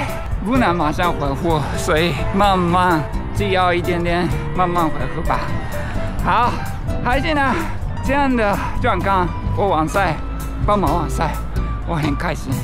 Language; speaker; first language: Chinese; non-native, learner; Japanese